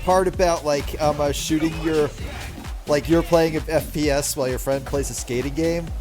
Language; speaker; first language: English; native; English